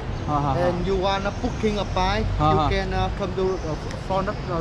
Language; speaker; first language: English; non-native, learner; Vietnamese